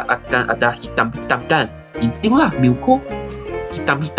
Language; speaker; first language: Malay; non-native, local second language; Chinese